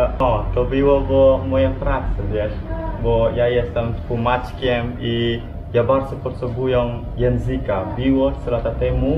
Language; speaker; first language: Polish; non-native, learner; Balinese